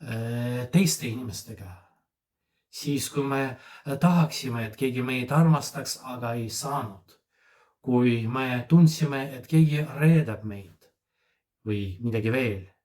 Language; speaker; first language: Estonian; non-native, fluent; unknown